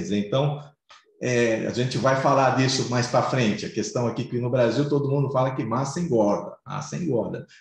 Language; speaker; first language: Portuguese; native; Portuguese